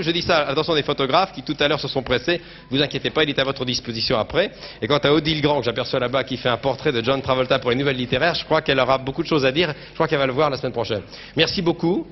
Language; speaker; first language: French; native; French